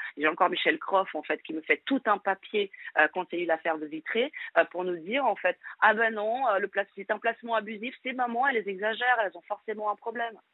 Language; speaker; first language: French; non-native, fluent; Portuguese